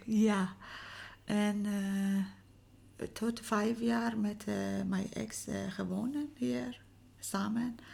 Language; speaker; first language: Dutch; non-native, learner; Persian